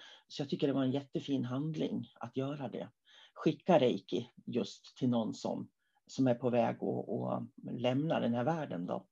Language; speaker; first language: Swedish; native; Swedish